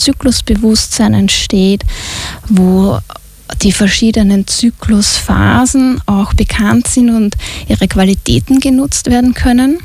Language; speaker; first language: German; native; German